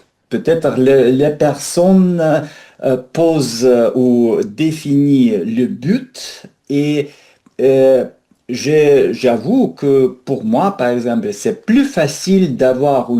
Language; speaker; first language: French; non-native, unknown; Russian